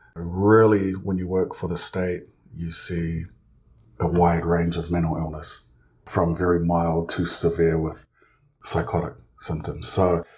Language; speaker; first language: English; native; English